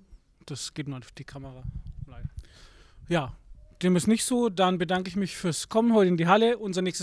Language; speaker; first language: German; native; German